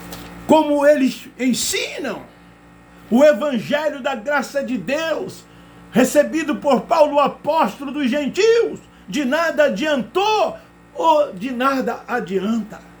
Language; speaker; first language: Portuguese; native; Portuguese